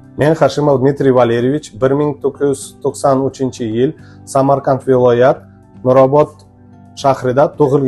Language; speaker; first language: Uzbek; non-native, local second language; Russian